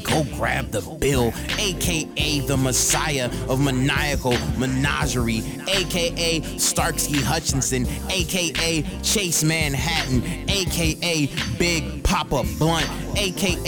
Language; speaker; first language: English; native; English